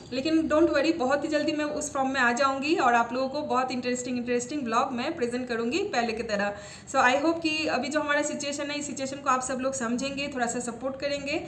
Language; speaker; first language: Hindi; non-native, local second language; Bangla